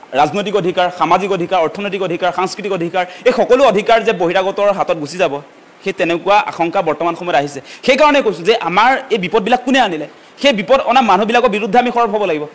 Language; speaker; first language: Assamese; native; Assamese